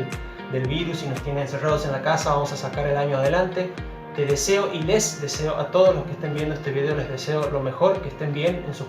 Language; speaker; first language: Spanish; native; Spanish